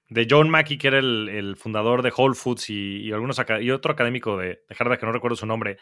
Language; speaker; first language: Spanish; native; Spanish